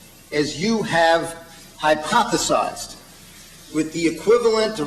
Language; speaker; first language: English; native; English